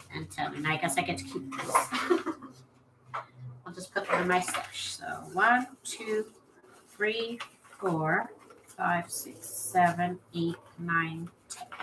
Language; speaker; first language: English; native; English